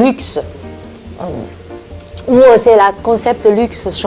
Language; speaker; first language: French; non-native, learner; Chinese